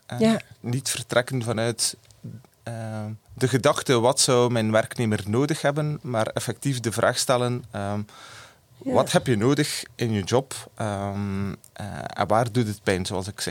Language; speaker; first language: Dutch; native; Dutch